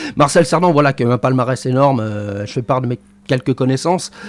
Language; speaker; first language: French; native; French